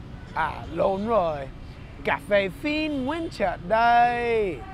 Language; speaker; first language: Vietnamese; early bilingual, heritage; English